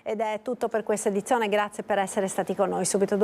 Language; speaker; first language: Italian; native; Italian